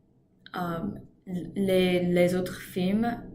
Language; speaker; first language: French; non-native, learner; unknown